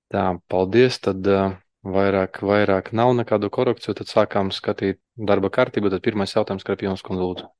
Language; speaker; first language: Latvian; non-native, local second language; Russian